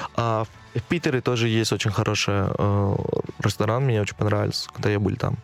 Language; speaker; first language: Russian; non-native, fluent; Spanish